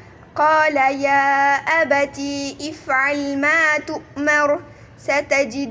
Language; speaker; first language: Arabic; non-native, fluent; Uzbek